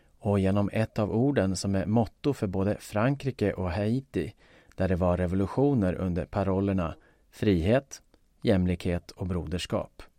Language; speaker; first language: Swedish; native; Swedish